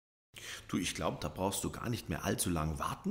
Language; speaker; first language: German; native; German